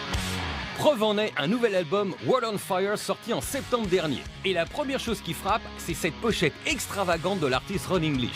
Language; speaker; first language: French; native; French